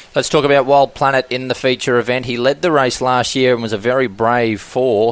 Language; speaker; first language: English; native; English